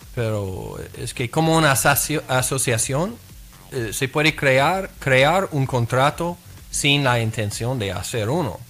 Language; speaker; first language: Spanish; non-native, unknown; English